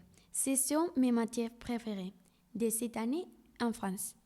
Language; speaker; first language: French; non-native, fluent; Spanish